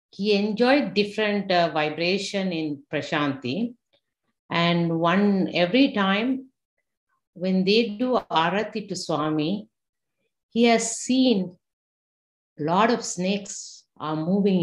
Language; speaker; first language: English; non-native, local second language; Tamil